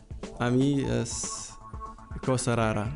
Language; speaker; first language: Spanish; non-native, learner; Lithuanian